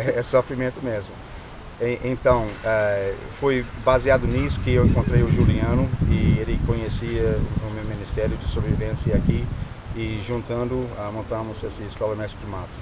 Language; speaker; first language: Portuguese; non-native, fluent; English